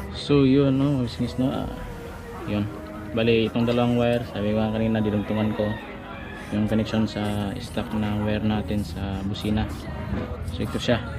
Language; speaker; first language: Filipino; non-native, local second language; Cebuano